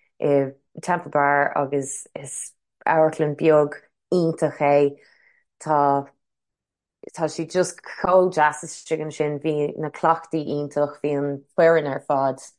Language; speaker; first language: Irish; non-native, local second language; English